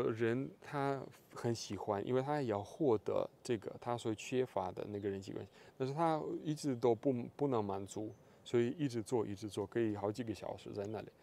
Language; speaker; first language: Chinese; non-native, fluent; Russian